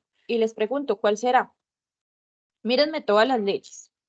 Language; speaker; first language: Spanish; native; Spanish